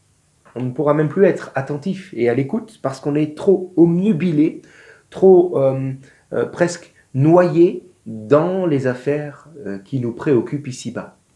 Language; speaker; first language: French; native; French